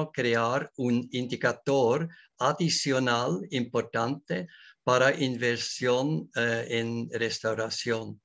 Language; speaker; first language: Spanish; non-native, learner; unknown